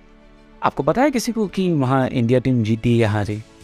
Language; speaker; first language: Hindi; native; Hindi